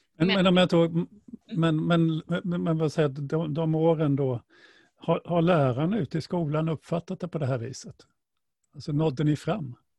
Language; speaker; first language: Swedish; native; Swedish